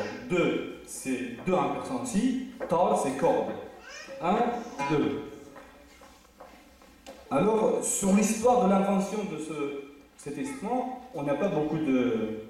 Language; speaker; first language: French; non-native, fluent; Uzbek